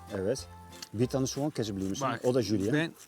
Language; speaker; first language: Turkish; non-native, fluent; Dutch